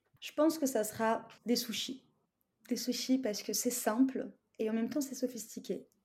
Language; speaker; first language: French; non-native, local second language; Arabic